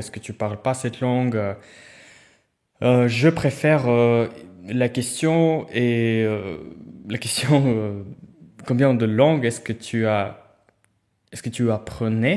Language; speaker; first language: French; non-native, fluent; Russian